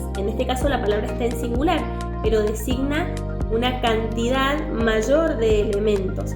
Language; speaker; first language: Spanish; native; Spanish